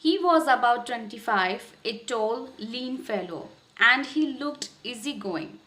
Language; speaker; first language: English; non-native, local second language; Hindi